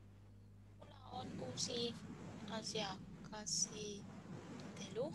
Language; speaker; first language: Finnish; non-native, learner; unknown